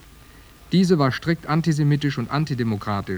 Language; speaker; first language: German; native; German